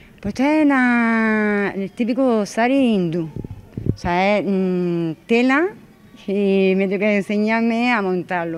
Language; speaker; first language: Spanish; native; Spanish